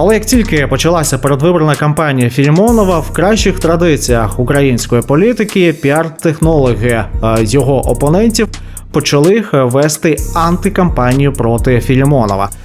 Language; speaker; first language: Ukrainian; native; Ukrainian